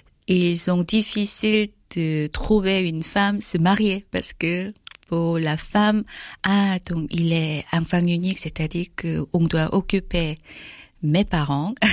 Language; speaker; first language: French; non-native, learner; Korean